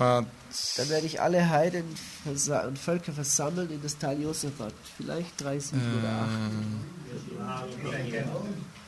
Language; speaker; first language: German; native; German